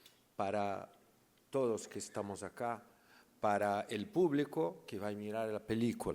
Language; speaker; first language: Spanish; non-native, learner; Portuguese